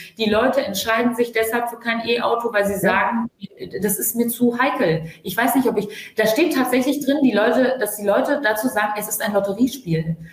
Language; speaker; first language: German; early bilingual, other home language; Turkish